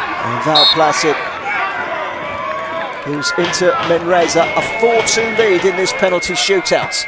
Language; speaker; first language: English; native; English